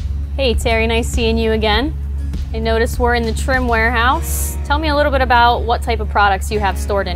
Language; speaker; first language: English; native; English